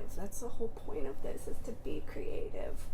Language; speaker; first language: English; native; English